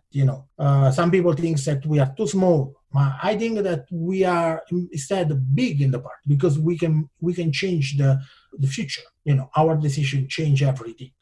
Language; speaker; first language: English; non-native, fluent; Italian